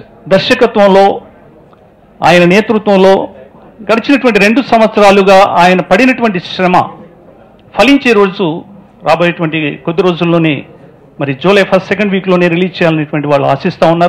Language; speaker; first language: Telugu; native; Telugu